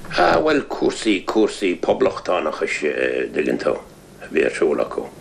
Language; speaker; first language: Irish; non-native, local second language; English